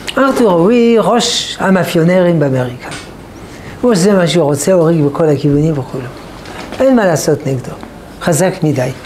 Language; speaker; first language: Hebrew; non-native, fluent; French